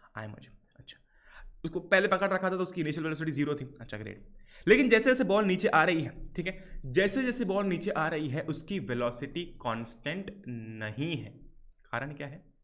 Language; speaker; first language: Hindi; native; Hindi